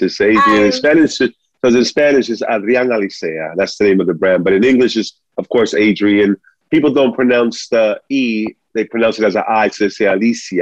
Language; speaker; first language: English; early bilingual, other home language; Spanish